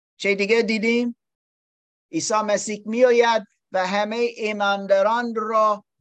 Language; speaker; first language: Persian; non-native, learner; English